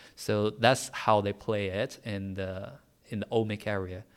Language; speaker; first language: English; non-native, fluent; Chinese